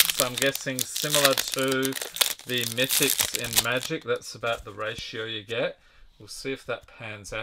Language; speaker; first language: English; native; English